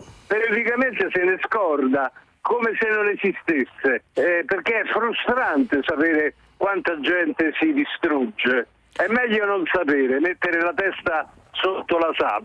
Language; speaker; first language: Italian; native; Italian